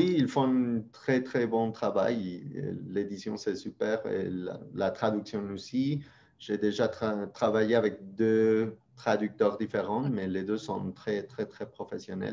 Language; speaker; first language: French; non-native, fluent; Spanish